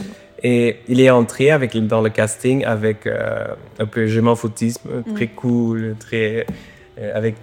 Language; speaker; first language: French; non-native, learner; Dutch